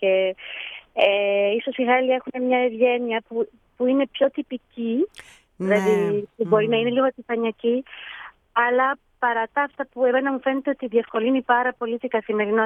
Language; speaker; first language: Greek; early bilingual, heritage; Greek